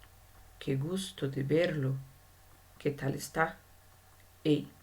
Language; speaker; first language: Spanish; non-native, learner; Portuguese